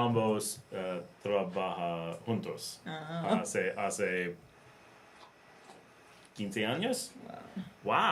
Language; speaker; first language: Spanish; non-native, learner; English